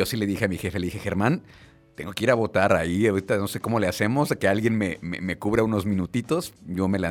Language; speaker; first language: Spanish; native; Spanish